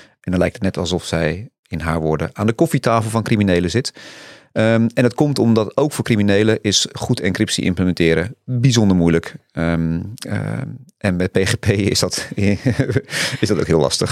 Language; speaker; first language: Dutch; native; Dutch